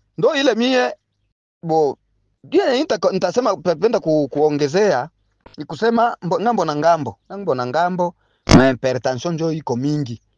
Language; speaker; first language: Swahili; non-native, local second language; Bembe